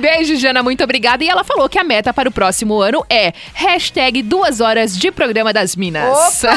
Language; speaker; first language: Portuguese; native; Portuguese